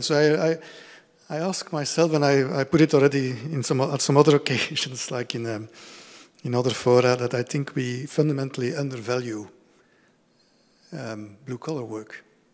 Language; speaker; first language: English; non-native, fluent; Dutch